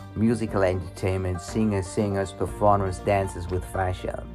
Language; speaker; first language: English; non-native, learner; German